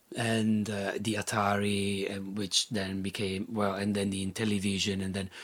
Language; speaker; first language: English; non-native, fluent; Italian